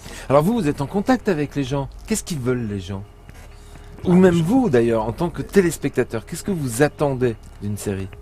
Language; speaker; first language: French; native; French